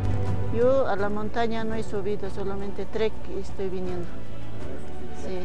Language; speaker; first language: Spanish; non-native, local second language; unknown